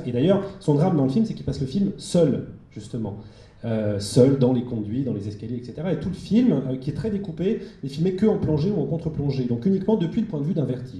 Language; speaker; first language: French; native; French